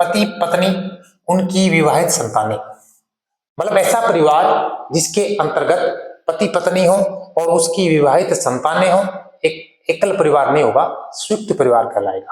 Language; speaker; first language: Hindi; native; Hindi